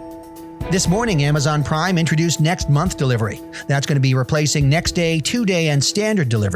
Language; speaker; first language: English; native; English